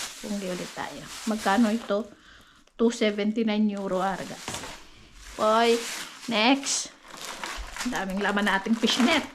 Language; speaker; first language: Filipino; native; Filipino